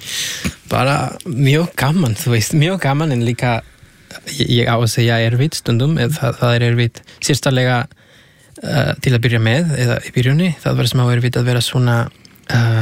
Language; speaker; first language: Icelandic; non-native, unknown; Spanish